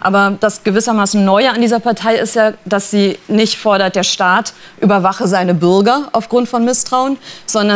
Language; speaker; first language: German; native; German